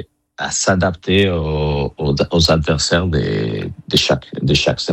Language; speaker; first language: French; non-native, fluent; Italian